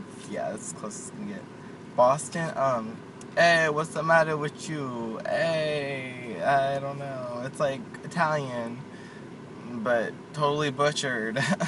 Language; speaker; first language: English; native; English